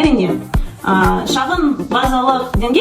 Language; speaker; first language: Kazakh; non-native, learner; Russian